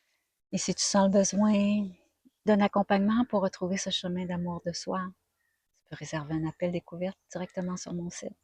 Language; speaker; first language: French; native; French